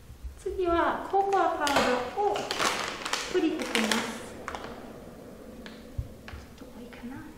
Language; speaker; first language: Japanese; non-native, fluent; German